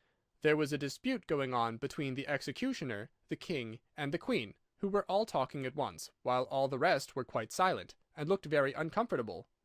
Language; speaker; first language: English; native; English